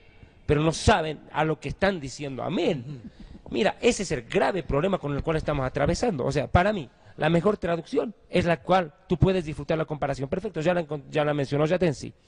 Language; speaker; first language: Spanish; native; Spanish